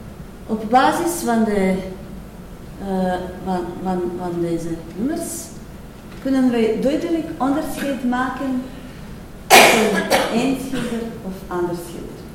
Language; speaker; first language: Dutch; non-native, fluent; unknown